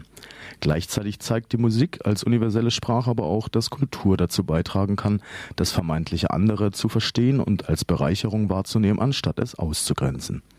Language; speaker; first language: German; native; German